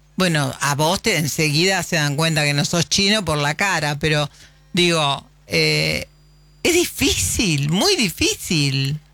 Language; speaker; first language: Spanish; native; Spanish